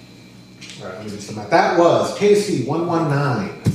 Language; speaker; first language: English; native; English